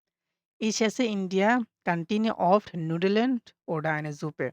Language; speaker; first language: German; non-native, fluent; Bangla